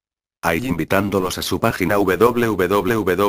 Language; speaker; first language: Spanish; native; Spanish